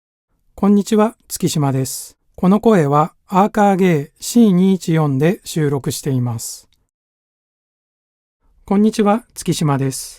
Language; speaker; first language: Japanese; native; Japanese